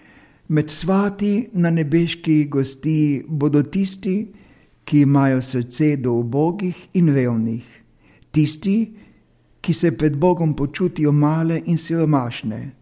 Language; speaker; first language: Slovenian; native; Slovenian